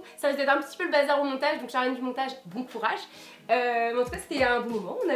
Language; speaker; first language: French; native; French